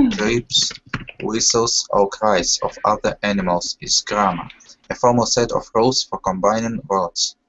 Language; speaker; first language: English; non-native, learner; Russian